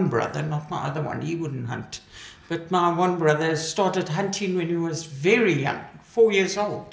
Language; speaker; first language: English; native; English